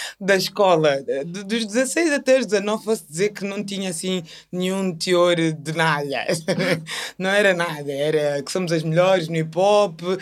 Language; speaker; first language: Portuguese; native; Portuguese